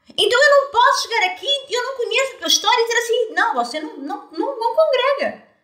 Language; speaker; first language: Portuguese; native; Portuguese